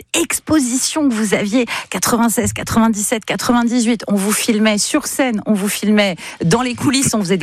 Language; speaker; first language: French; native; French